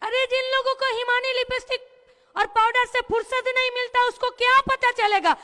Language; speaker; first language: Hindi; non-native, local second language; Bangla